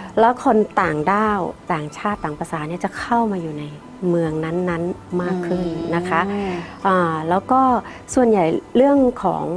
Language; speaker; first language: Thai; native; Thai